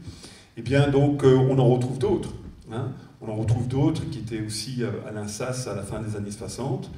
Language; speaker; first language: French; native; French